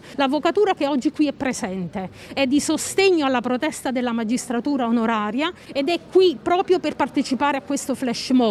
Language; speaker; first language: Italian; native; Italian